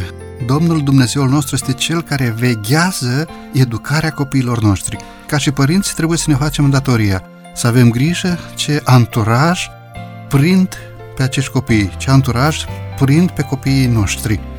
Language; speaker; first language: Romanian; native; Romanian